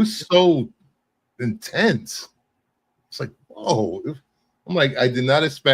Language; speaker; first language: English; native; English